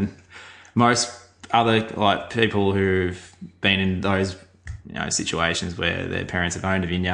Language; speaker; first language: English; native; English